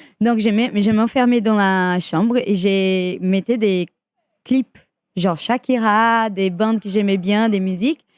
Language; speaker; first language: French; non-native, fluent; Portuguese